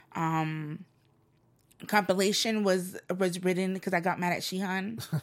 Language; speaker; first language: English; non-native, fluent; Spanish